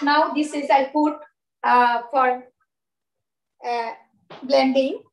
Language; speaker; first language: English; non-native, learner; Bangla